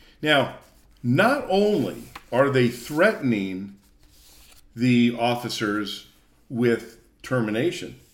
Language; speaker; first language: English; native; English